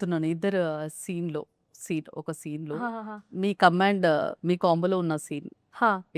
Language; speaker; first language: Telugu; native; Telugu